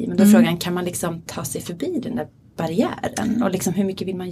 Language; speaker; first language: Swedish; native; Swedish